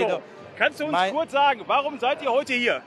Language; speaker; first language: German; native; German